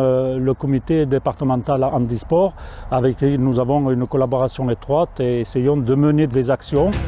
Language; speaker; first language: French; native; French